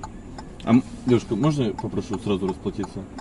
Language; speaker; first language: Russian; native; Russian